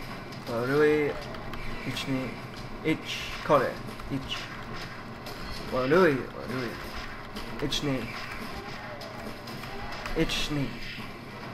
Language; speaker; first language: Japanese; non-native, learner; English